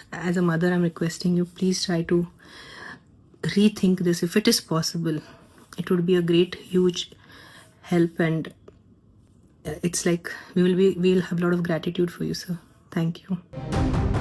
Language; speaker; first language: English; non-native, local second language; Telugu